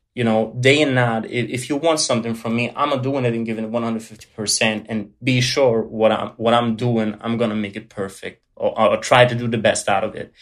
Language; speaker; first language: English; non-native, fluent; German